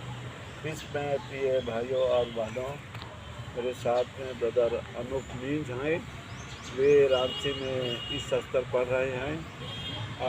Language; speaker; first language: Hindi; non-native, local second language; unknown